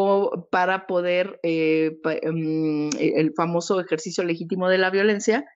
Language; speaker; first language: Spanish; native; Spanish